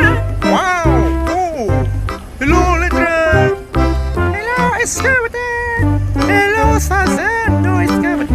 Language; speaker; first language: English; non-native, learner; Indonesian